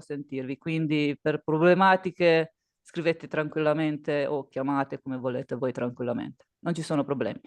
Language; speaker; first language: Italian; native; Italian